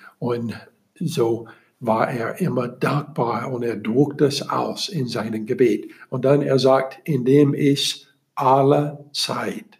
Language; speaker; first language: German; non-native, learner; English